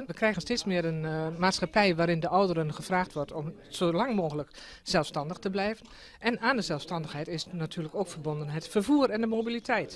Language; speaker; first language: Dutch; native; Dutch